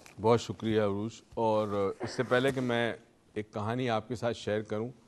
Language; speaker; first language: Urdu; native; Urdu